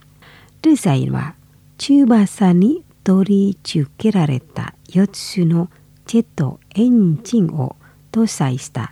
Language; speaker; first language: Japanese; non-native, fluent; Indonesian